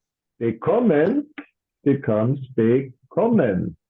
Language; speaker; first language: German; non-native, fluent; English